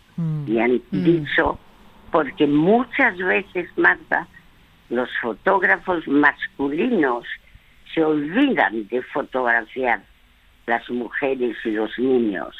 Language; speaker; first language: Spanish; early bilingual, other home language; French